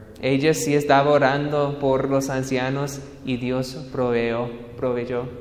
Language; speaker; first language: Spanish; non-native, fluent; English